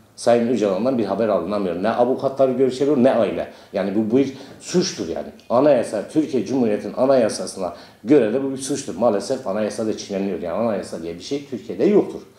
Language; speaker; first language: Turkish; non-native, local second language; Kurdish